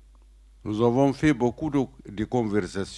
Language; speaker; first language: French; non-native, learner; Arabic